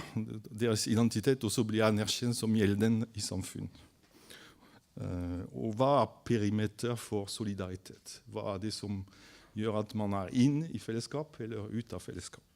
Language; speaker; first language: Norwegian; non-native, fluent; French